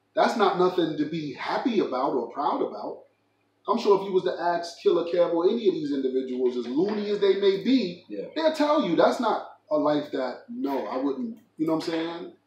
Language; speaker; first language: English; native; English